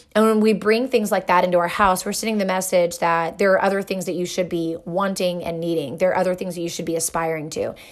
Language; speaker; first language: English; native; English